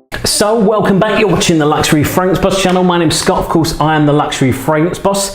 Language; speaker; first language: English; native; English